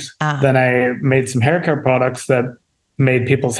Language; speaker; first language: English; native; English